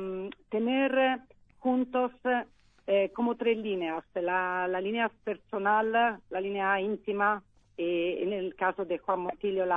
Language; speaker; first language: Spanish; non-native, learner; Italian